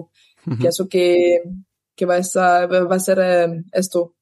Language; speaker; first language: Spanish; non-native, learner; French